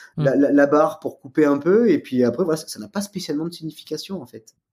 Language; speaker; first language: French; native; French